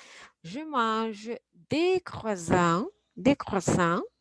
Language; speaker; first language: French; non-native, fluent; Spanish